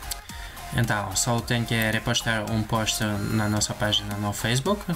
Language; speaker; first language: Portuguese; non-native, learner; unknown